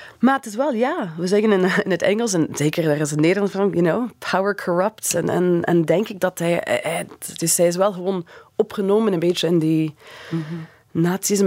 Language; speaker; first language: Dutch; non-native, fluent; English